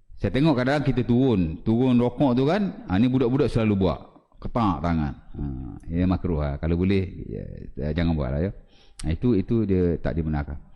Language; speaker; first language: Malay; native; Malay